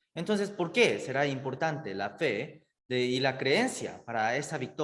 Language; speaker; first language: Spanish; native; Spanish